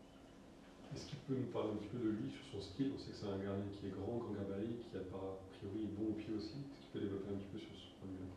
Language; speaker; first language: French; native; French